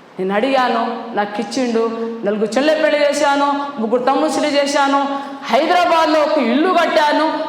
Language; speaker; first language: Telugu; non-native, local second language; Lambadi